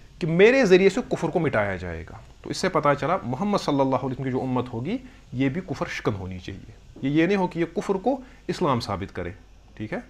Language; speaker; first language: Urdu; non-native, local second language; Kashmiri